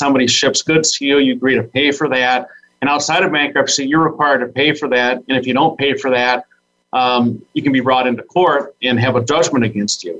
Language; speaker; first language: English; native; English